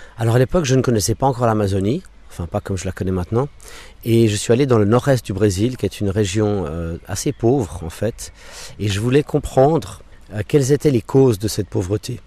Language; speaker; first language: French; non-native, local second language; English